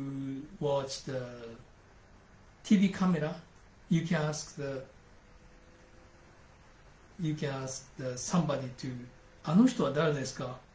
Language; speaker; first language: English; non-native, learner; Japanese